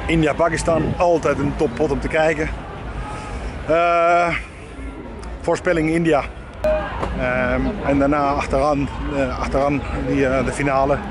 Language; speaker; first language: Dutch; non-native, fluent; Spanish